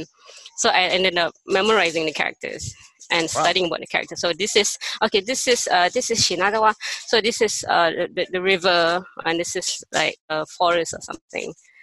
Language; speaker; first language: English; non-native, local second language; Malay